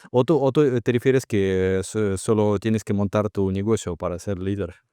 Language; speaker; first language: Spanish; non-native, fluent; Russian